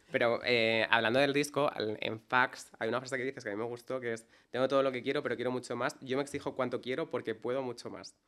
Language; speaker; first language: Spanish; native; Spanish